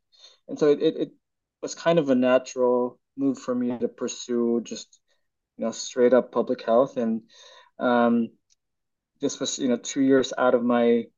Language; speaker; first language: English; non-native, local second language; Filipino